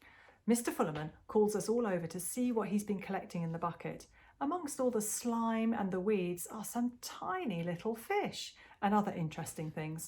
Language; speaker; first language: English; native; English